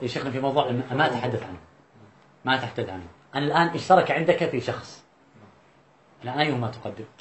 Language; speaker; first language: Arabic; native; Arabic